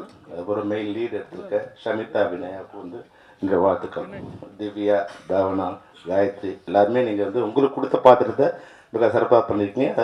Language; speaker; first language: Tamil; native; Tamil